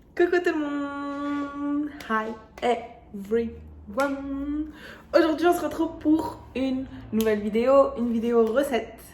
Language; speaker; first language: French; early bilingual, other home language; Arabic